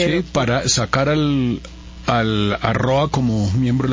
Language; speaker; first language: Spanish; native; Spanish